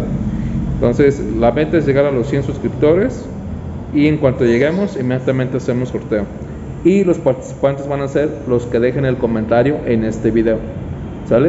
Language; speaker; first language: Spanish; native; Spanish